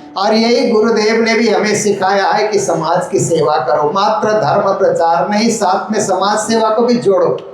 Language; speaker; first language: Hindi; native; Hindi